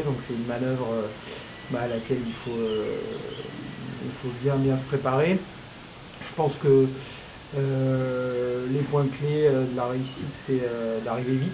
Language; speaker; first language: French; native; French